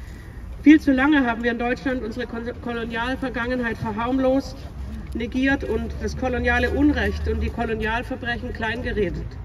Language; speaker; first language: German; native; German